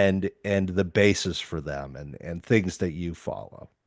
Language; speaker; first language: English; native; English